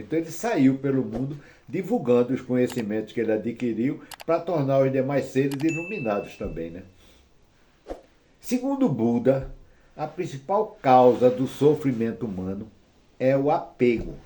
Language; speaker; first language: Portuguese; native; Portuguese